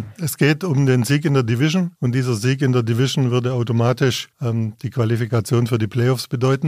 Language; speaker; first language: German; native; German